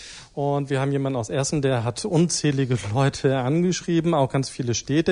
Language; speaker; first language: German; native; German